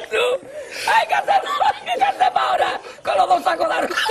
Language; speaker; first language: Spanish; native; Spanish